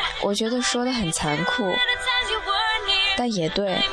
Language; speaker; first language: Chinese; native; Chinese